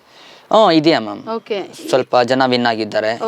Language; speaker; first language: Kannada; non-native, local second language; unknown